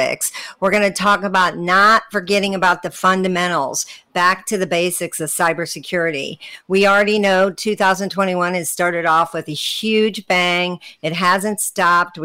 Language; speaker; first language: English; native; English